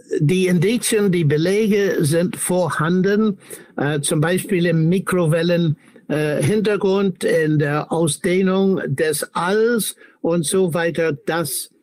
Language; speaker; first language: German; non-native, fluent; English